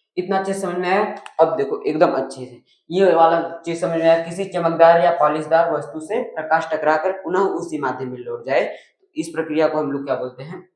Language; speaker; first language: Hindi; native; Hindi